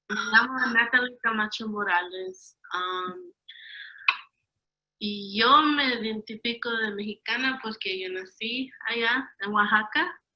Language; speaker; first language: Spanish; early bilingual, other home language; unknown